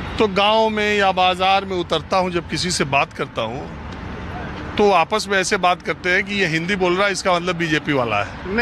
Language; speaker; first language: Hindi; native; Hindi